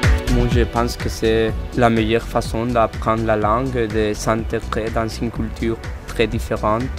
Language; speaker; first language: French; non-native, fluent; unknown